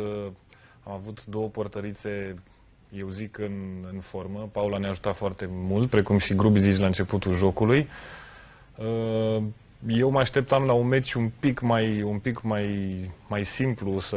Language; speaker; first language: Romanian; native; Romanian